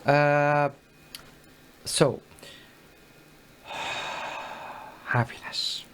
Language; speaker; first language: English; non-native, learner; Persian